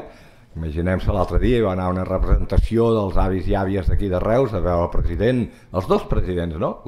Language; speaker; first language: Catalan; native; Catalan